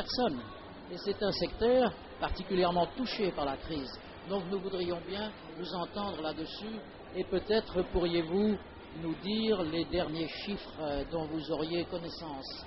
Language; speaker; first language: French; native; French